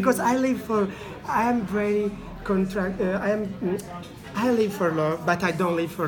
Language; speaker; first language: English; non-native, learner; Italian